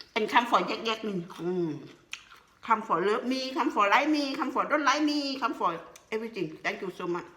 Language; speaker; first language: English; non-native, learner; Northeastern Thai